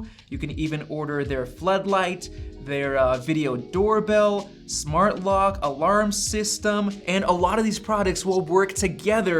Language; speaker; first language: English; native; English